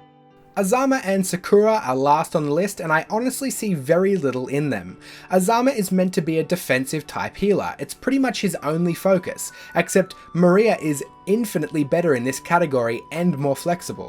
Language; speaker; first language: English; native; English